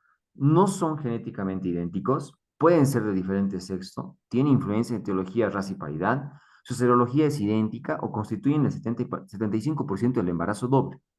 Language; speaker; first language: Spanish; native; Spanish